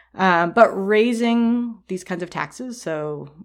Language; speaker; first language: English; native; English